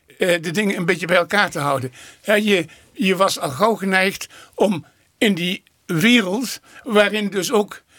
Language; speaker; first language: Dutch; native; Dutch